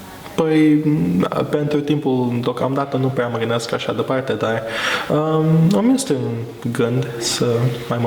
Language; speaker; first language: Romanian; early bilingual, heritage; English